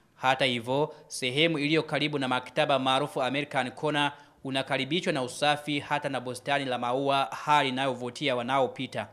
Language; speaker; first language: Swahili; non-native, local second language; Rundi